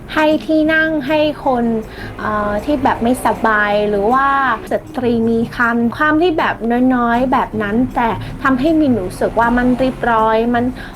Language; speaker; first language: Thai; non-native, learner; Vietnamese